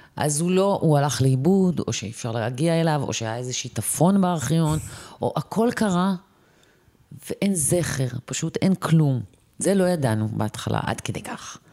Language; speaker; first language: Hebrew; native; Hebrew